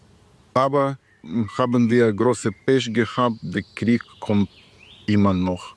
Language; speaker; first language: German; non-native, learner; Ukrainian